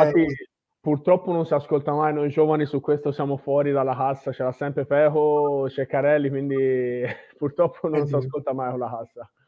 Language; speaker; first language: Italian; native; Italian